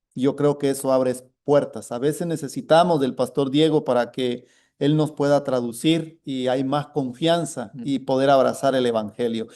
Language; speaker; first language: Spanish; native; Spanish